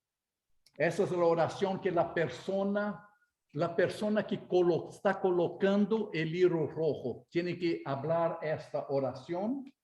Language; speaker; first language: Spanish; non-native, fluent; Portuguese